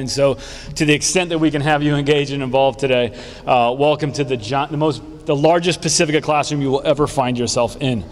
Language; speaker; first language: English; native; English